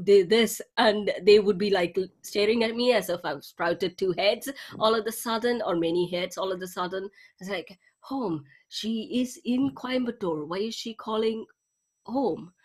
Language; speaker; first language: English; non-native, local second language; Tamil